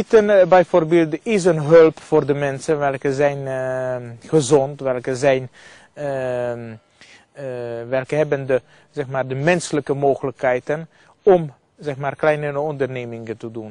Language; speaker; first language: Dutch; non-native, fluent; Hungarian